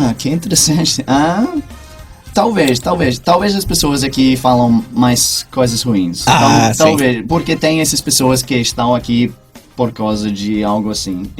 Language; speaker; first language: Portuguese; non-native, fluent; English